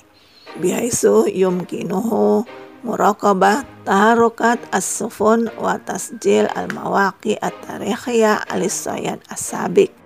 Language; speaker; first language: Arabic; non-native, fluent; Indonesian